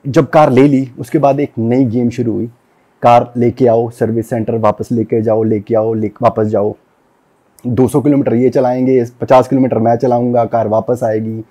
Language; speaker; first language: Hindi; non-native, local second language; Punjabi